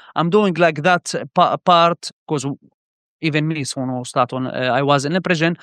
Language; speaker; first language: English; non-native, learner; Arabic